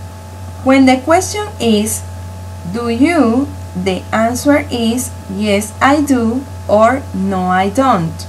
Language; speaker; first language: English; non-native, local second language; Spanish